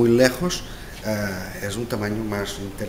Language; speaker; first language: Spanish; non-native, learner; Portuguese